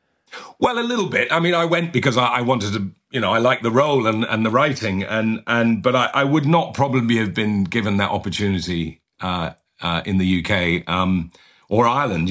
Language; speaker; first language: English; native; English